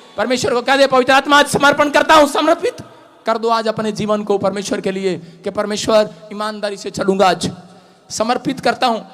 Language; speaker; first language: Hindi; non-native, local second language; Punjabi